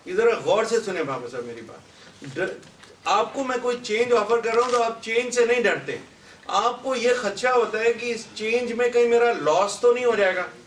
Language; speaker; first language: Urdu; native; Urdu